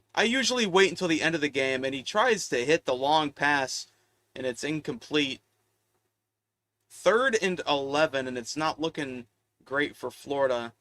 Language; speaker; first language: English; native; English